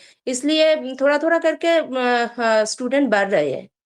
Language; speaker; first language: Hindi; non-native, local second language; Bangla